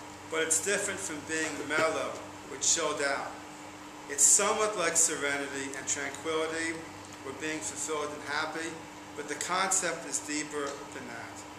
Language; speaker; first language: English; native; English